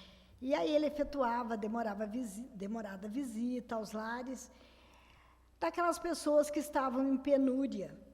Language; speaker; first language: Portuguese; native; Portuguese